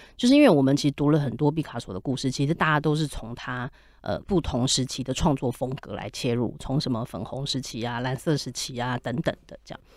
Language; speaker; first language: Chinese; native; Chinese